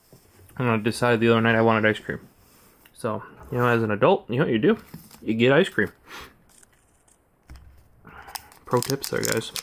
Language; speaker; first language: English; native; English